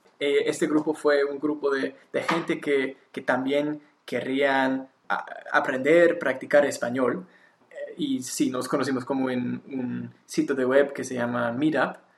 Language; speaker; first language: Spanish; non-native, learner; English